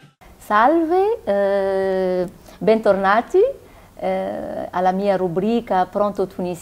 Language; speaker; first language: Italian; non-native, learner; Arabic